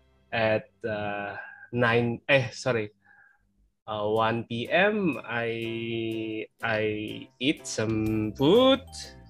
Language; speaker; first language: English; non-native, learner; Indonesian